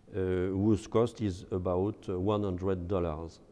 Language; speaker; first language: English; non-native, fluent; French